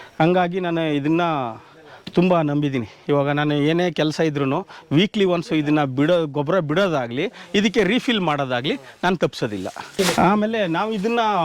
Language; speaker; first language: Kannada; native; Kannada